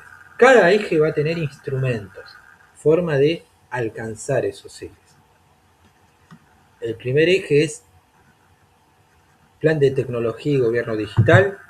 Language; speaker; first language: Spanish; native; Spanish